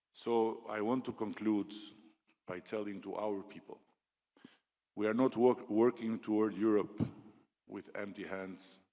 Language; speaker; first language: English; non-native, local second language; Albanian